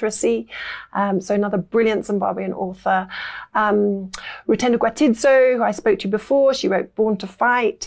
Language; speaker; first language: English; native; English